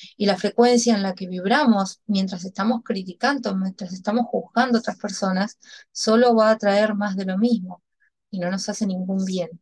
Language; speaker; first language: Spanish; native; Spanish